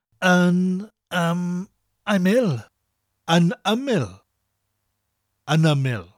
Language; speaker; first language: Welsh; non-native, fluent; English